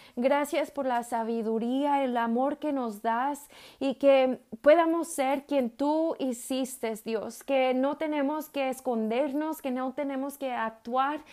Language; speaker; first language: Spanish; early bilingual, heritage; Spanish